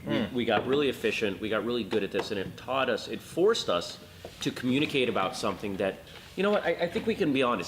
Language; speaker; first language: English; native; English